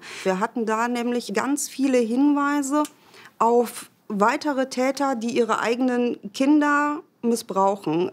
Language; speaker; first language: German; native; German